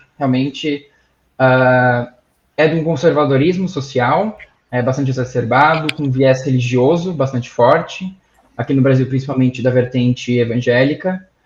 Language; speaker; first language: Portuguese; native; Portuguese